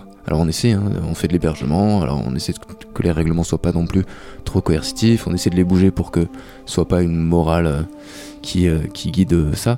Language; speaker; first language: French; native; French